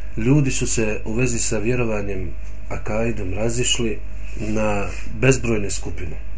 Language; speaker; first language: Bosnian; native; Bosnian